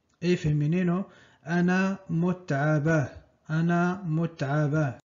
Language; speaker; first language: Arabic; non-native, fluent; Spanish